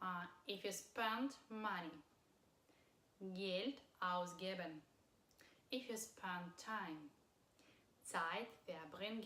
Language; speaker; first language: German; non-native, fluent; Russian